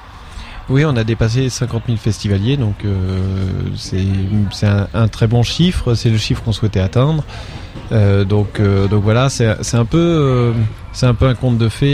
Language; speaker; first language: French; native; French